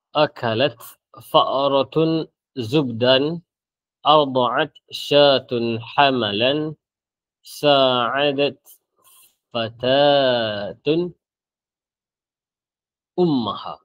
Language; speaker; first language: Arabic; non-native, fluent; Malay